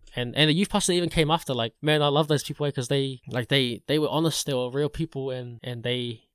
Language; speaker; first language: English; native; English